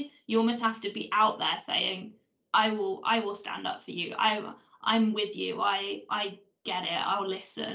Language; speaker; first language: English; native; English